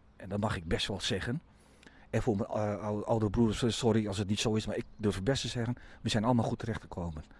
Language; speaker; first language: Dutch; native; Dutch